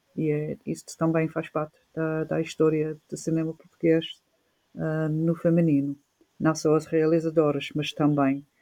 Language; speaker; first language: Portuguese; non-native, fluent; English